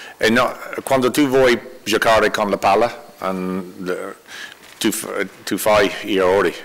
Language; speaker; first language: Italian; non-native, learner; English